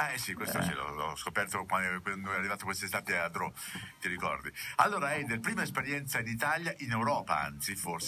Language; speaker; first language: Italian; native; Italian